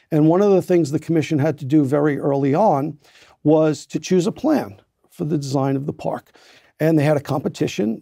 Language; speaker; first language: English; native; English